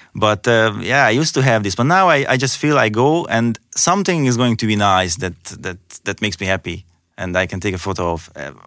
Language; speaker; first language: English; non-native, fluent; Hungarian